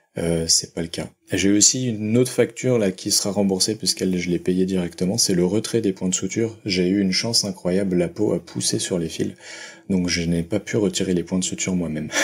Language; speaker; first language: French; native; French